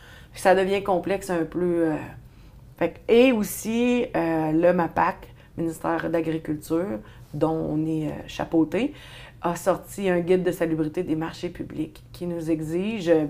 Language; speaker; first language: French; native; French